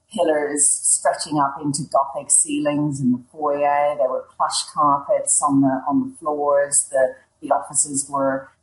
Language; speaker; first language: English; native; English